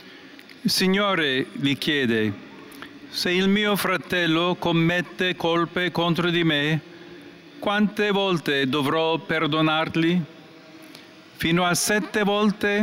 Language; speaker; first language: Italian; non-native, fluent; English